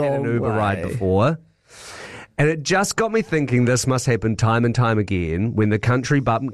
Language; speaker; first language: English; native; English